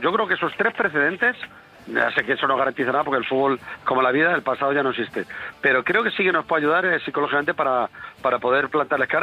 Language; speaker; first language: Spanish; native; Spanish